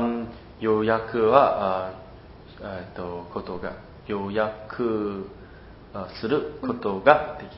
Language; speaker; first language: Japanese; non-native, learner; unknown